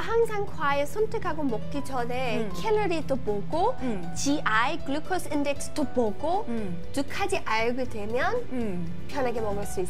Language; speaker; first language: Korean; non-native, learner; English